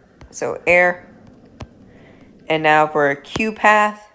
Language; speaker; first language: English; native; English